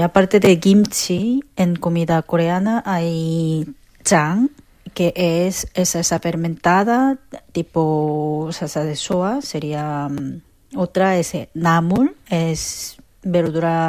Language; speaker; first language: Spanish; non-native, fluent; Korean